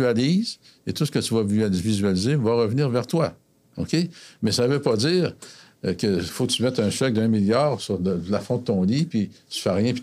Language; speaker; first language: French; native; French